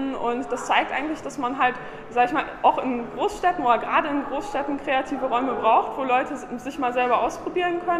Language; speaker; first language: German; native; German